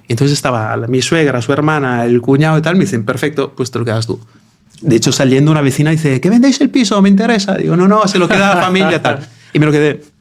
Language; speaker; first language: Spanish; non-native, fluent; Italian